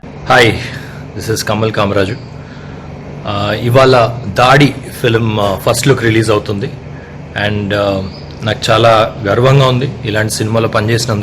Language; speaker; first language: Telugu; native; Telugu